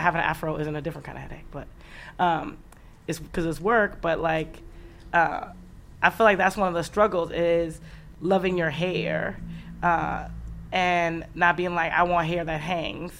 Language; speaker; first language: English; native; English